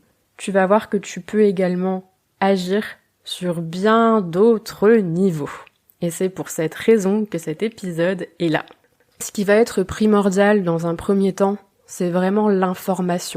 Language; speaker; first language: French; native; French